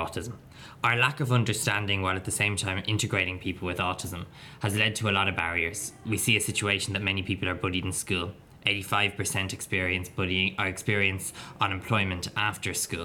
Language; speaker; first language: English; native; English